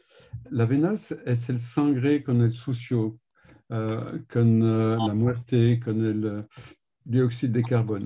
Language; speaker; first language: Spanish; non-native, learner; French